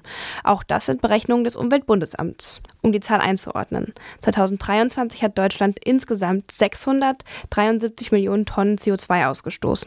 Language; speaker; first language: German; native; German